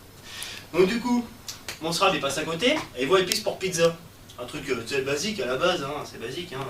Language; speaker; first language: French; native; French